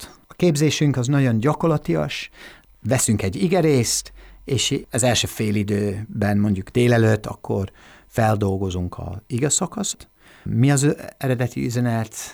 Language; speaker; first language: Hungarian; non-native, fluent; English